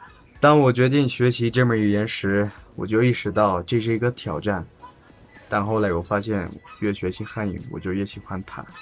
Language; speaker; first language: Chinese; non-native, learner; Spanish